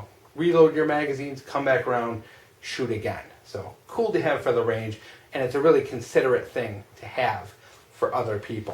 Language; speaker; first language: English; native; English